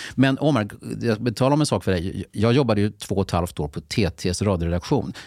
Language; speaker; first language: Swedish; native; Swedish